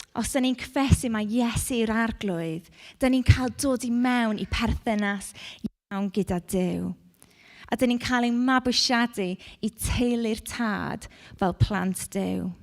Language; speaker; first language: Welsh; non-native, local second language; English